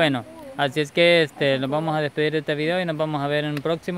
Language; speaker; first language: Spanish; native; Spanish